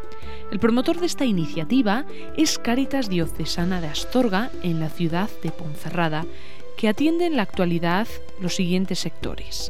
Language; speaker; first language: Spanish; native; Spanish